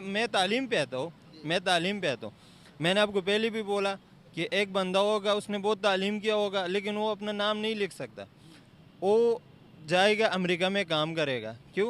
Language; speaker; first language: Hindi; non-native, local second language; Pashto